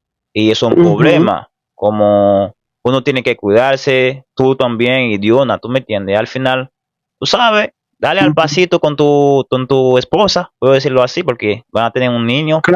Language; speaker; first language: Spanish; non-native, fluent; Haitian Creole